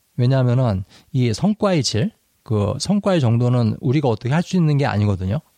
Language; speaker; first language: Korean; native; Korean